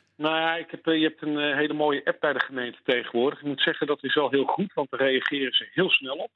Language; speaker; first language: Dutch; native; Dutch